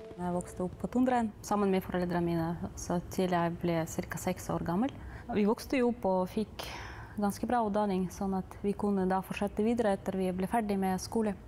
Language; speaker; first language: Swedish; non-native, fluent; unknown